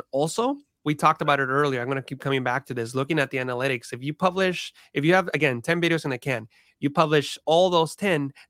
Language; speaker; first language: English; early bilingual, other home language; Spanish